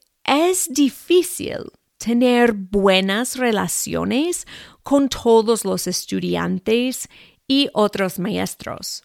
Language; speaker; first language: Spanish; non-native, fluent; English